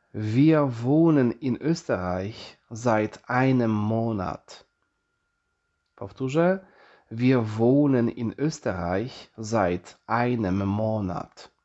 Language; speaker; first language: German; non-native, fluent; Polish